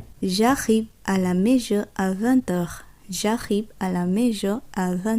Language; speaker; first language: French; non-native, fluent; Bangla